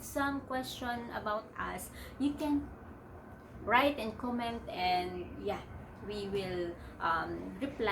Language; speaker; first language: English; non-native, local second language; Filipino